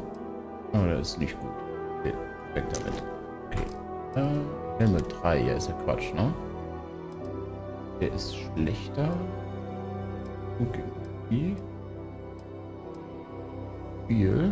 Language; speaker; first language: German; native; German